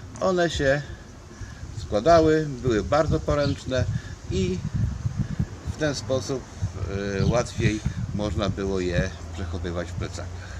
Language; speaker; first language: Polish; native; Polish